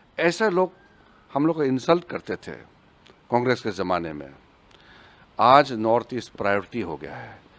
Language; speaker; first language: Hindi; non-native, local second language; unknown